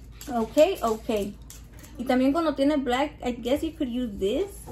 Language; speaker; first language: Spanish; early bilingual, heritage; Spanish